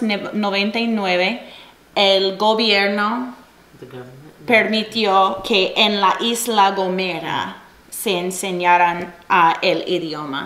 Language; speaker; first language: Spanish; non-native, fluent; English